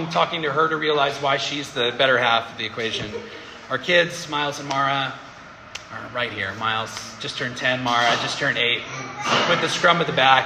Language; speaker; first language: English; native; English